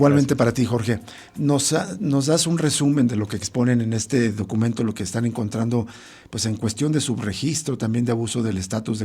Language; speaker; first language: Spanish; native; Spanish